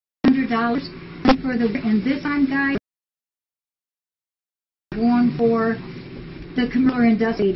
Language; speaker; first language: English; native; English